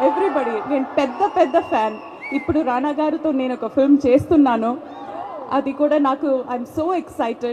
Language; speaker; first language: Telugu; non-native, fluent; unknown